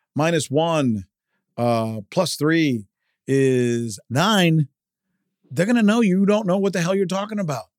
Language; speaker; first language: English; early bilingual, other home language; Spanish